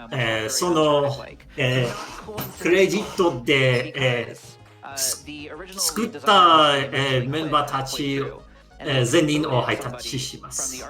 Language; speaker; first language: Japanese; non-native, learner; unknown